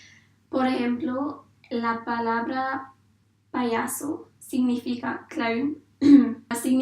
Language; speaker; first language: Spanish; non-native, learner; English